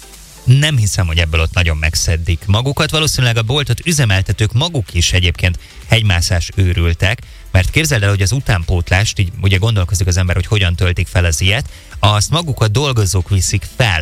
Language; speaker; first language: Hungarian; native; Hungarian